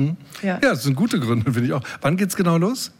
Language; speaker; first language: German; native; German